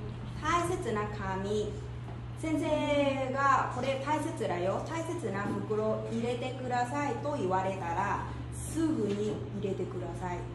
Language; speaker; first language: Japanese; non-native, fluent; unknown